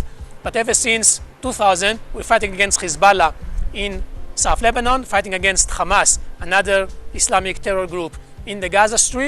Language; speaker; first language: English; non-native, fluent; Hebrew